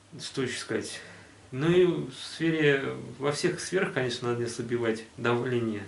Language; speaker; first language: Russian; native; Russian